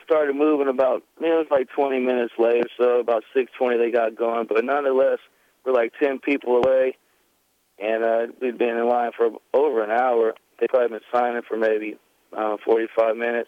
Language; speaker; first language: English; native; English